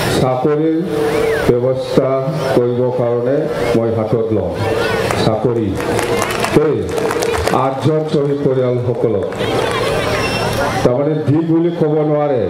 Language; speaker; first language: Assamese; non-native, local second language; Bodo